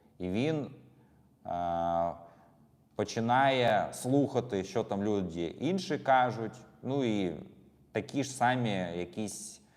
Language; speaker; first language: Ukrainian; non-native, local second language; Russian